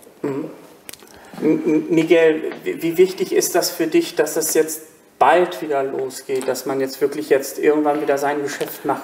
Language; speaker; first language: German; native; German